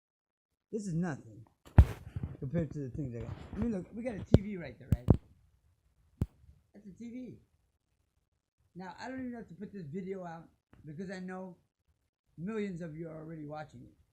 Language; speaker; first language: English; native; English